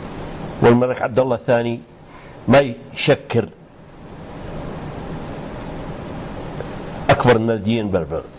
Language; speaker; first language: Arabic; native; Arabic